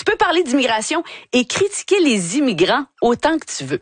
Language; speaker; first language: French; native; French